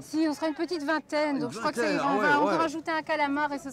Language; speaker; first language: French; native; French